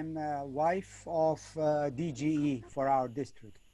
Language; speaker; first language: English; non-native, learner; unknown